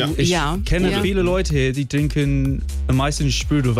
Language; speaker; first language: German; non-native, fluent; English